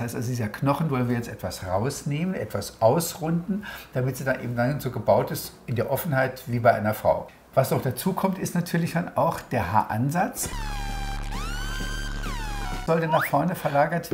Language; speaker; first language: German; native; German